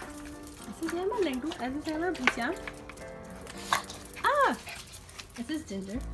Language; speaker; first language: Spanish; early bilingual, heritage; Spanish